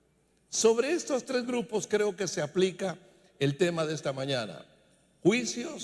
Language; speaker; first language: Spanish; native; Spanish